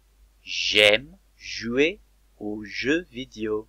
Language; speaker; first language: French; non-native, fluent; English